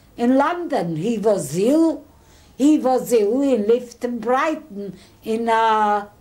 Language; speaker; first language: English; early bilingual, other home language; Polish